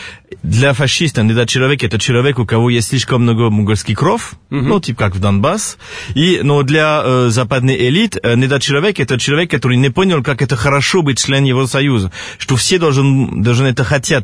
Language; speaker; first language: Russian; non-native, fluent; French